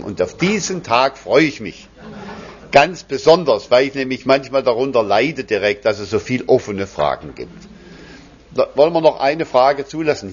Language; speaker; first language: German; native; German